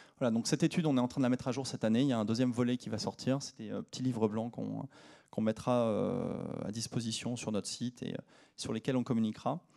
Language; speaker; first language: French; native; French